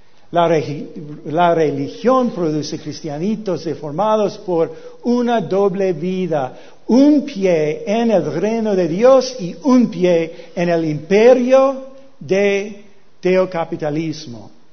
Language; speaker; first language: Spanish; non-native, learner; English